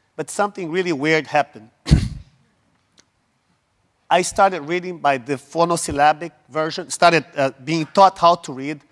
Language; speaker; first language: English; non-native, fluent; Portuguese